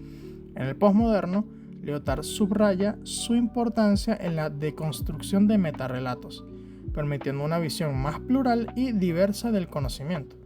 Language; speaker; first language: Spanish; native; Spanish